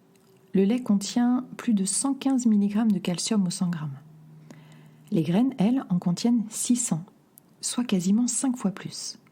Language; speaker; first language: French; native; French